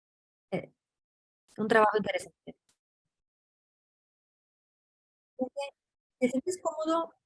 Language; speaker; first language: Spanish; non-native, fluent; English